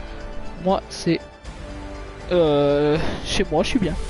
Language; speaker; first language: French; native; French